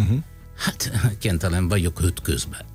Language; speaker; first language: Hungarian; non-native, fluent; Italian